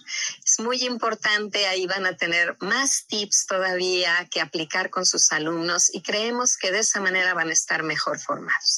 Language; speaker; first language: Spanish; native; Spanish